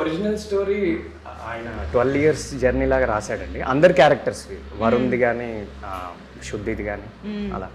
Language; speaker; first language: Telugu; native; Telugu